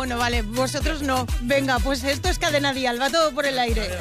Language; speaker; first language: Spanish; native; Spanish